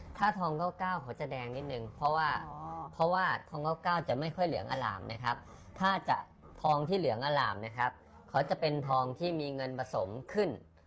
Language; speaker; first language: Thai; native; Thai